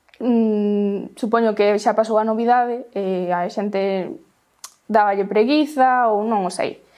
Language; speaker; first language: Galician; non-native, local second language; Spanish